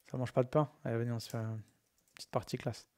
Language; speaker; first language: French; native; French